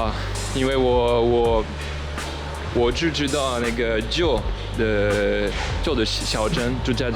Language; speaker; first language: Chinese; non-native, learner; French